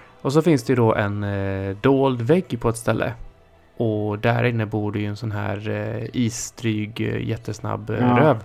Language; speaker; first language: Swedish; native; Swedish